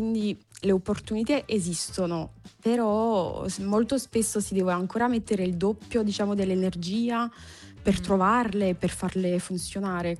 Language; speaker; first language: Italian; non-native, fluent; French